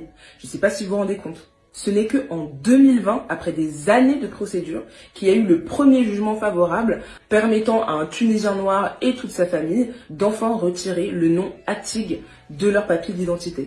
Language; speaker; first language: French; native; French